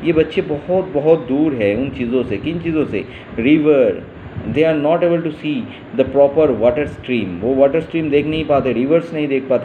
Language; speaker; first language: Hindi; native; Hindi